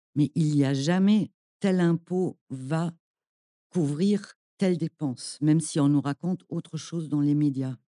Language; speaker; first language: French; non-native, fluent; German